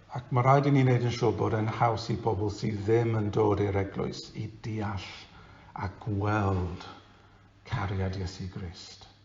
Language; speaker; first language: Welsh; non-native, local second language; English